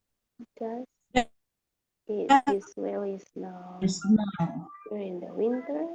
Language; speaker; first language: English; non-native, learner; Indonesian